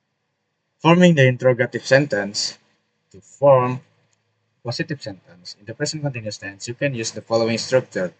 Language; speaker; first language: English; non-native, learner; Indonesian